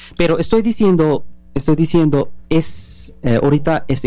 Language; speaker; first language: Spanish; non-native, learner; Bangla